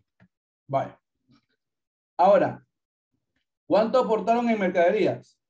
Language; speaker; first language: Spanish; native; Spanish